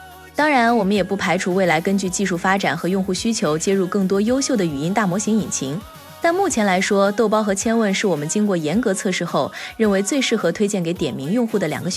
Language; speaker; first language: Chinese; native; Chinese